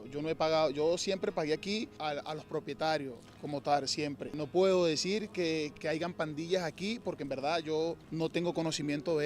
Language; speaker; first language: Spanish; native; Spanish